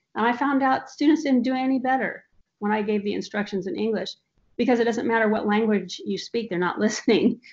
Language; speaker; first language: English; native; English